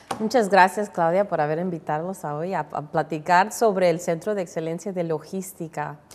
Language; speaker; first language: Spanish; early bilingual, heritage; Spanish